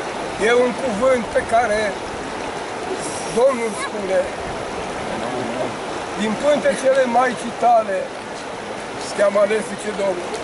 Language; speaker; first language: Romanian; native; Romanian